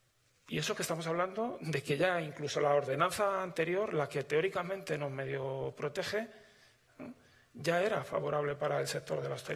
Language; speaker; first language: Spanish; native; Spanish